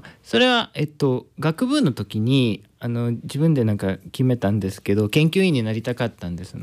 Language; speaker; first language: Japanese; non-native, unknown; Spanish